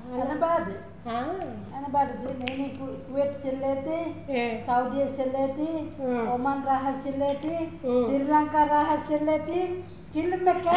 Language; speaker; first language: Arabic; non-native, learner; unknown